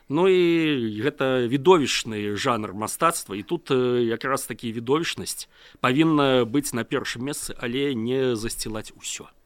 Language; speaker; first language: Belarusian; native; Belarusian